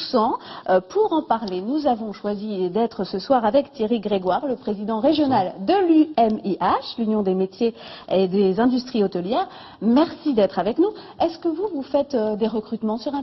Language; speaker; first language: French; native; French